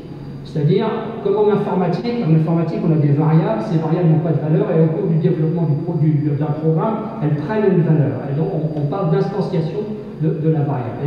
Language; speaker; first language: French; native; French